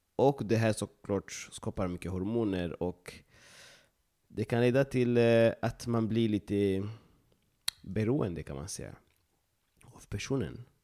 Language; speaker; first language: Swedish; non-native, fluent; Lingala